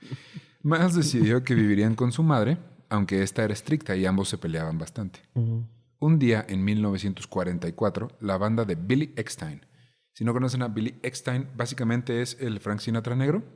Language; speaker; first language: Spanish; native; Spanish